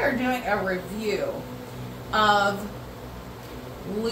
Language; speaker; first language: English; native; English